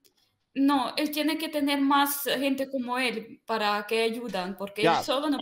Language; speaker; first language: Spanish; non-native, fluent; Russian